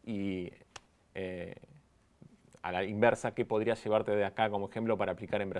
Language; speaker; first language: Spanish; native; Spanish